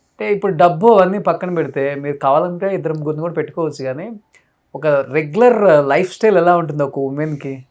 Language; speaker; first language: Telugu; native; Telugu